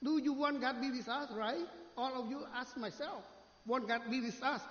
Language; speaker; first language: English; non-native, learner; Khmer